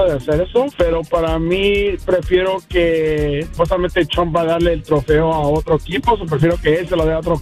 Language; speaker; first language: Spanish; early bilingual, heritage; Spanish